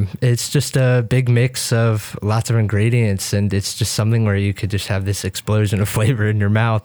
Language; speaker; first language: English; native; English